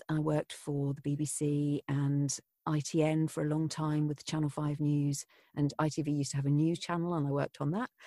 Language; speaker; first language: English; native; English